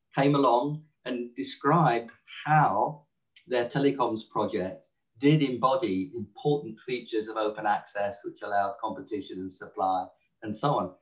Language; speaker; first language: English; native; English